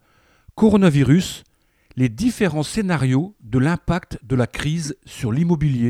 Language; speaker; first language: French; native; French